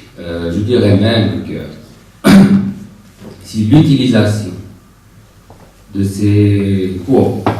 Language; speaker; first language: French; native; French